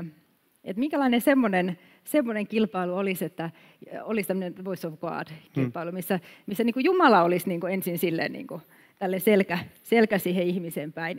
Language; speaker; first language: Finnish; native; Finnish